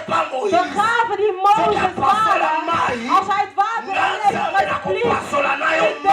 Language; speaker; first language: Dutch; non-native, fluent; Lingala